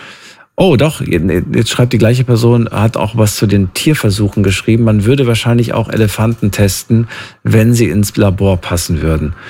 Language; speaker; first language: German; native; German